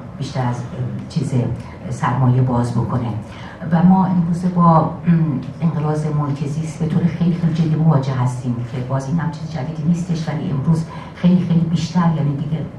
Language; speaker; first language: Persian; native; Persian